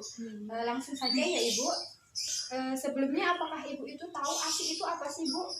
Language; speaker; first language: Indonesian; native; Indonesian